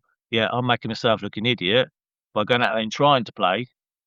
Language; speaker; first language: English; native; English